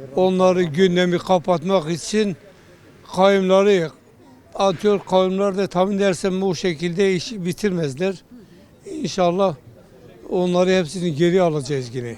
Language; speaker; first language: Turkish; non-native, local second language; Kurdish